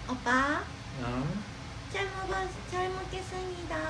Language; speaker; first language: Korean; non-native, learner; Japanese